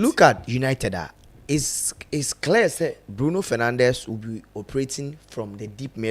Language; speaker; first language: English; non-native, local second language; Akan